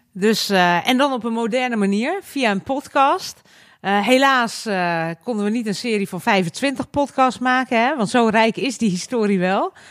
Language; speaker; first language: Dutch; early bilingual, other home language; Hungarian